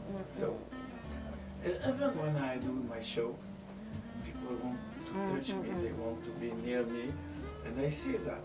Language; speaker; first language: English; non-native, fluent; French